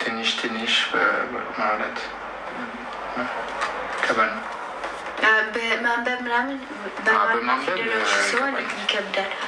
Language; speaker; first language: Amharic; non-native, learner; English